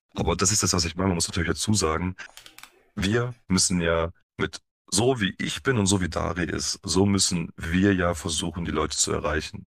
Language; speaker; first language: German; early bilingual, other home language; Polish